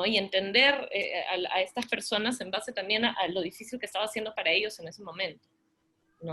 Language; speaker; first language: Spanish; native; Spanish